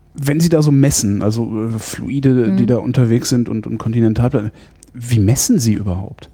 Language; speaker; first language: German; native; German